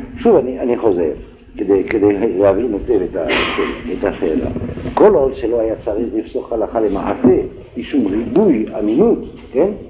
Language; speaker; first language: Hebrew; non-native, fluent; French